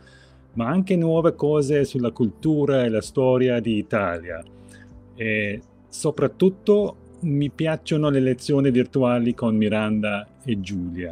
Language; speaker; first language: Italian; non-native, fluent; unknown